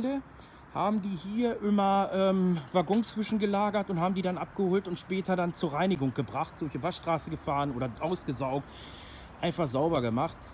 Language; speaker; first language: German; native; German